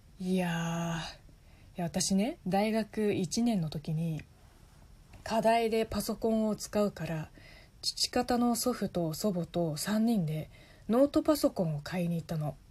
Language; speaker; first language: Japanese; non-native, fluent; Chinese